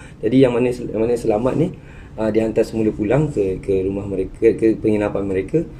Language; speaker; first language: Malay; native; Malay